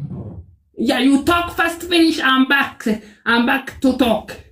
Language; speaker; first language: English; non-native, learner; Oromo